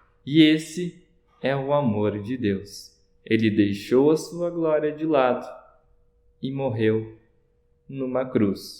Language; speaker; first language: Portuguese; native; Portuguese